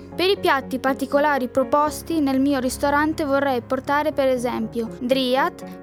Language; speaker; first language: Italian; non-native, fluent; Albanian